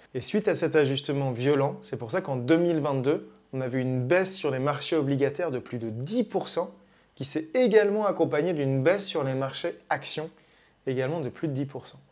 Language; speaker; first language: French; native; French